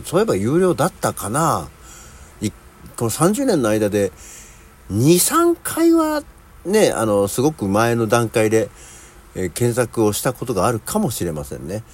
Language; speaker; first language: Japanese; native; Japanese